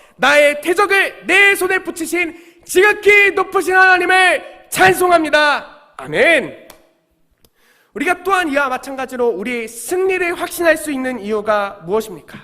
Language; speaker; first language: Korean; native; Korean